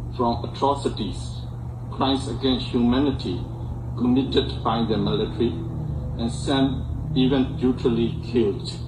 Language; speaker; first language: English; non-native, fluent; Burmese